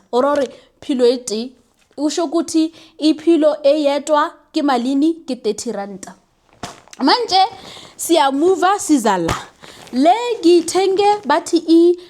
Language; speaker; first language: Zulu; non-native, local second language; Southern Sotho